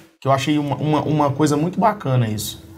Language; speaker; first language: Portuguese; native; Portuguese